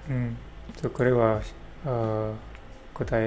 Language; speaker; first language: Japanese; non-native, learner; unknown